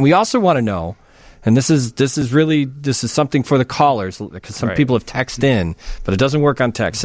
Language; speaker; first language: English; native; English